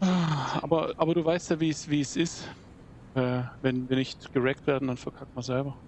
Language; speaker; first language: German; native; German